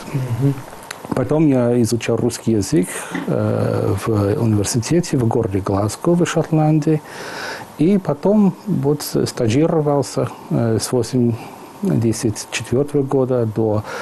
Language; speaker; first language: Russian; non-native, fluent; English